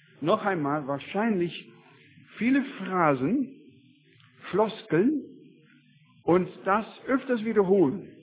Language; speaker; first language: German; non-native, fluent; English